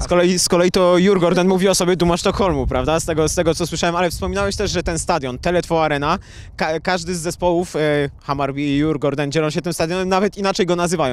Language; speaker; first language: Polish; native; Polish